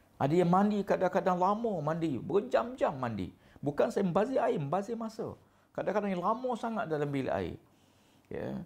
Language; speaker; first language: Malay; native; Malay